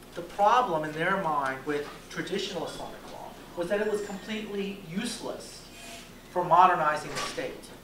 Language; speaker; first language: English; native; English